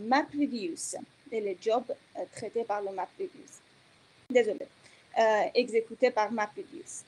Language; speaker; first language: French; non-native, fluent; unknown